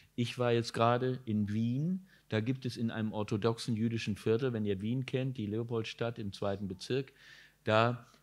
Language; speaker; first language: German; native; German